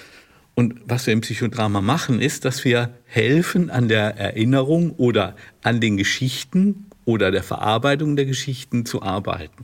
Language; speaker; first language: German; native; German